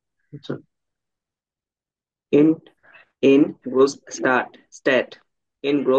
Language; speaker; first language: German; non-native, learner; Bangla